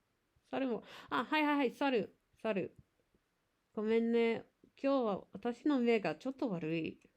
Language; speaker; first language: Japanese; non-native, learner; English